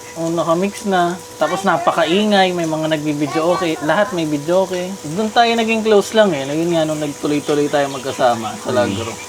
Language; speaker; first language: Filipino; native; Filipino